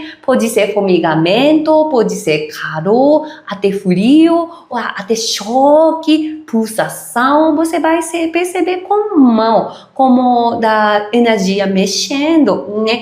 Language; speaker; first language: Portuguese; non-native, learner; Japanese